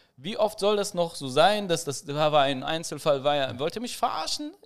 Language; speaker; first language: German; native; German